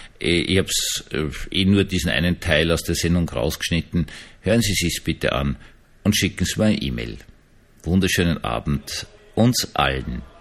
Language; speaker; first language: German; native; German